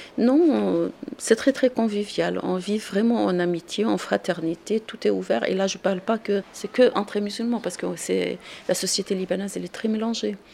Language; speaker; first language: French; non-native, local second language; Arabic